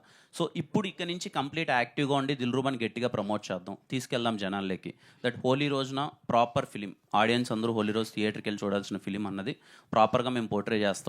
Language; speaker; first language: Telugu; native; Telugu